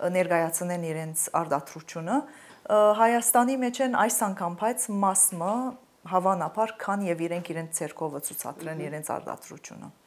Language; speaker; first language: Armenian; early bilingual, heritage; Armenian